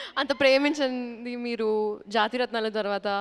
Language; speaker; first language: Telugu; non-native, fluent; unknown